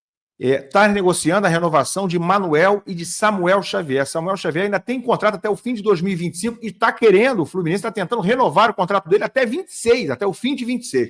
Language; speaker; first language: Portuguese; native; Portuguese